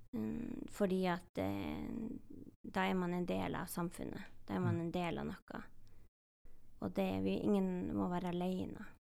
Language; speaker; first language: Norwegian; native; Norwegian